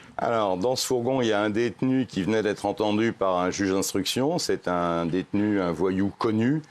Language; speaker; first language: French; native; French